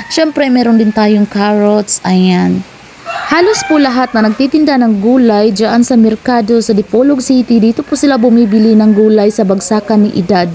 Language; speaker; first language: Filipino; non-native, local second language; Cebuano